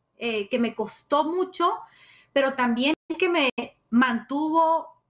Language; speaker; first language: Spanish; native; Spanish